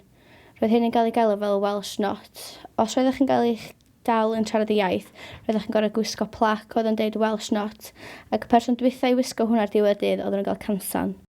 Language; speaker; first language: Welsh; native; Welsh